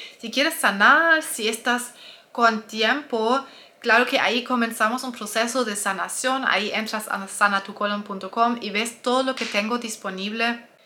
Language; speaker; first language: Spanish; non-native, fluent; German